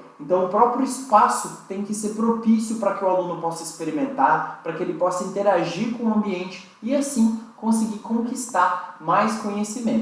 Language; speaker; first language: Portuguese; native; Portuguese